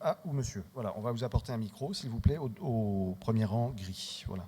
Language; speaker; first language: French; native; French